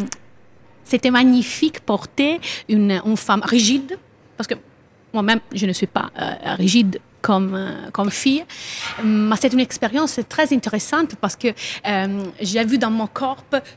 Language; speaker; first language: French; non-native, learner; Italian